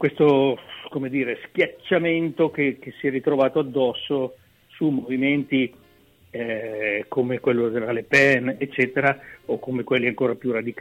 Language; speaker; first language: Italian; native; Italian